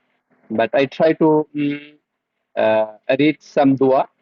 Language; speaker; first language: English; non-native, learner; Bangla